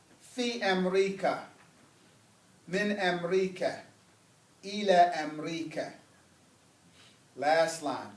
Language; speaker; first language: Arabic; non-native, fluent; English